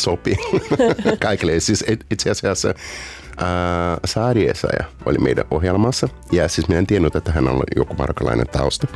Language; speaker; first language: Finnish; non-native, fluent; Portuguese